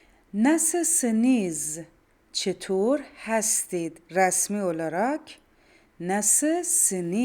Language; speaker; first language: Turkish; non-native, fluent; Persian